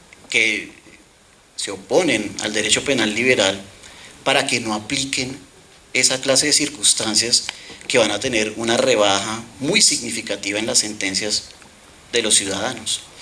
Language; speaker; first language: Spanish; native; Spanish